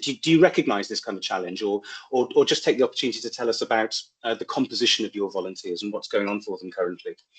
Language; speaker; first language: English; native; English